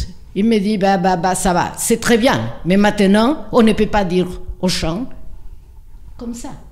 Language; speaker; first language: French; non-native, fluent; Spanish